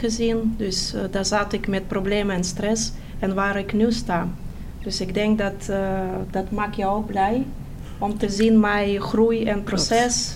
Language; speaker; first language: Dutch; non-native, fluent; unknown